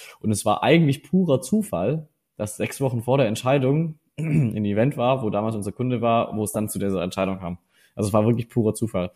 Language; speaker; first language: German; native; German